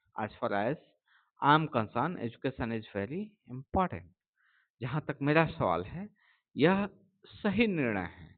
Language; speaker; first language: Hindi; native; Hindi